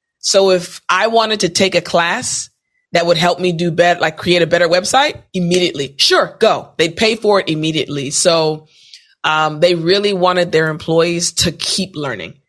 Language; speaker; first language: English; native; English